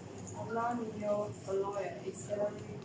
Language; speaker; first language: English; non-native, learner; Chinese